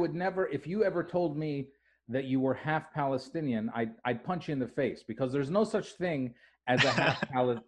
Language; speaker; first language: English; native; English